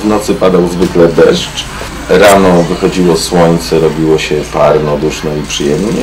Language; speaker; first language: Polish; native; Polish